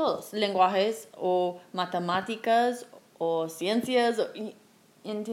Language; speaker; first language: Spanish; non-native, learner; English